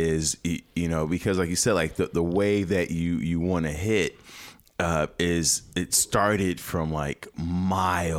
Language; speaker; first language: English; native; English